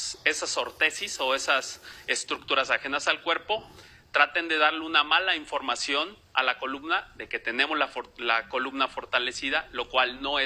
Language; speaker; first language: Spanish; native; Spanish